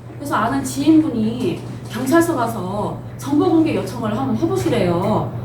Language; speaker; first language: Korean; early bilingual, heritage; Korean